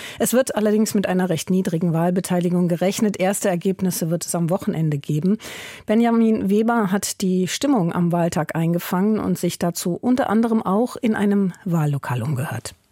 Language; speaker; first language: German; native; German